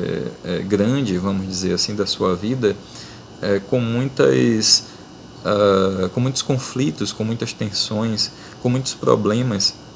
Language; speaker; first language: Portuguese; native; Portuguese